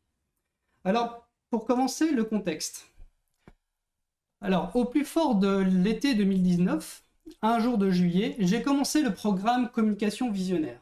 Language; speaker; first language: French; native; French